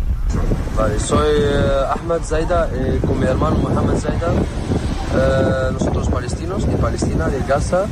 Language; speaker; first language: Spanish; non-native, learner; Arabic